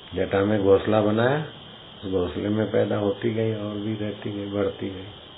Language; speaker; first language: Hindi; native; Hindi